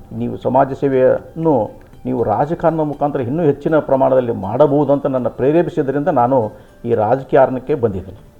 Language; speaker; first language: Kannada; native; Kannada